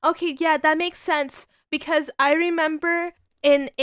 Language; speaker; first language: English; native; English